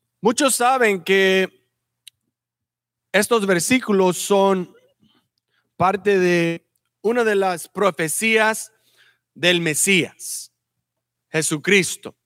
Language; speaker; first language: Spanish; early bilingual, heritage; Spanish